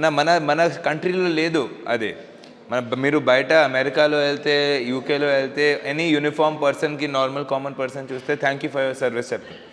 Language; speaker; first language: Telugu; non-native, local second language; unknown